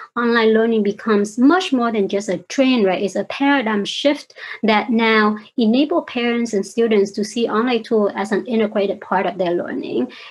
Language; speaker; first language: English; non-native, fluent; Vietnamese